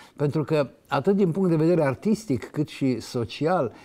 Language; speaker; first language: Romanian; native; Romanian